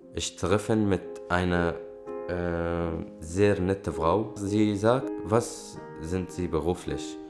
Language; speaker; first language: German; non-native, learner; Arabic